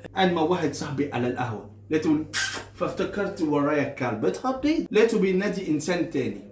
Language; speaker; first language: Egyptian Arabic; non-native, fluent; English